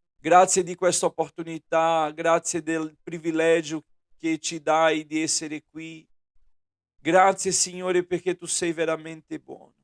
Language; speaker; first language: Italian; non-native, fluent; Portuguese